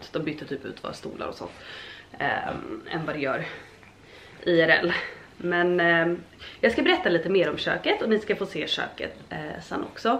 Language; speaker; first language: Swedish; native; Swedish